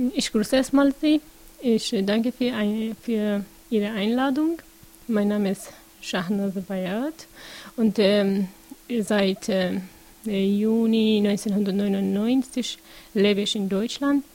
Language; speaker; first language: German; non-native, learner; Persian